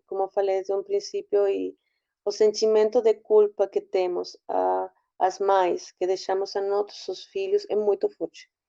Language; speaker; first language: Portuguese; non-native, fluent; Spanish